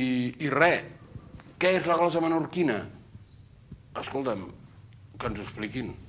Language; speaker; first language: Catalan; native; Catalan